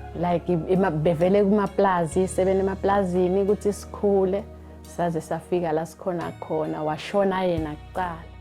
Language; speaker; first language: Zulu; non-native, local second language; Swati